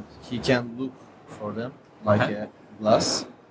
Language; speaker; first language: English; non-native, learner; Turkish